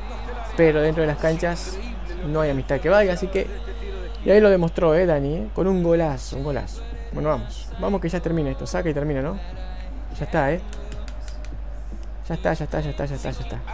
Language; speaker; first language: Spanish; native; Spanish